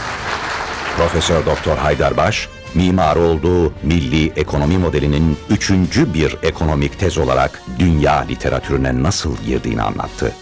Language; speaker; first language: Turkish; native; Turkish